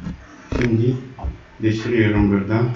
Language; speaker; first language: Turkish; non-native, learner; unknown